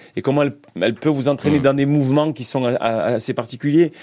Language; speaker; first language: French; native; French